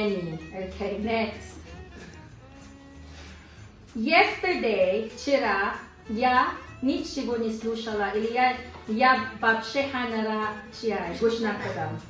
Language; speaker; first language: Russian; non-native, learner; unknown